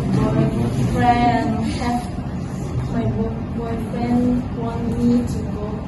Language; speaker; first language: English; non-native, learner; Indonesian